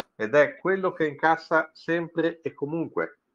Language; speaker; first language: Italian; native; Italian